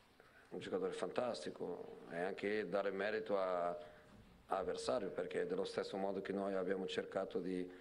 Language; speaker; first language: Italian; non-native, fluent; Portuguese